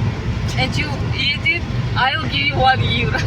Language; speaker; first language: English; non-native, learner; Russian